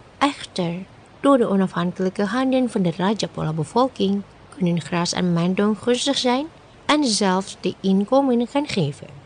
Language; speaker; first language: Dutch; non-native, fluent; Indonesian